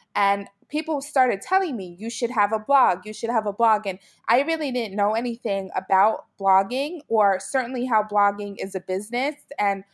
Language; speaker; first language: English; native; English